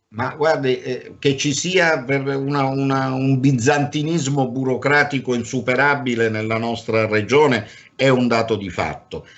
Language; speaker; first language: Italian; native; Italian